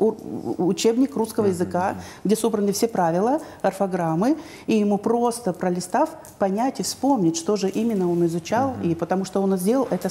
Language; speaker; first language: Russian; native; Russian